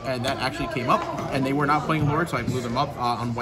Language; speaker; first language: English; native; English